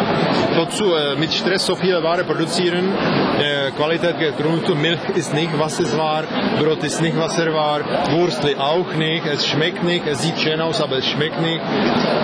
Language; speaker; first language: German; non-native, fluent; Czech